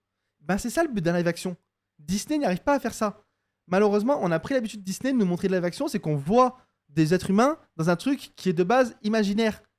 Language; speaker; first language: French; native; French